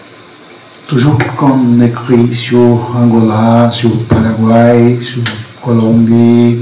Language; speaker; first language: French; non-native, fluent; Portuguese